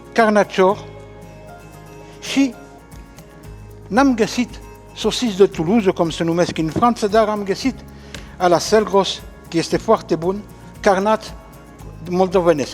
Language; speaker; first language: Romanian; non-native, fluent; French